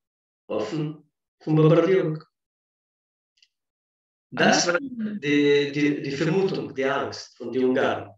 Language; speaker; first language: German; non-native, fluent; Russian